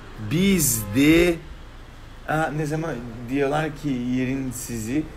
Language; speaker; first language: Turkish; non-native, learner; Portuguese